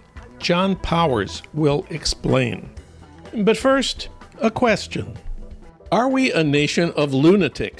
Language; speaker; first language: English; native; English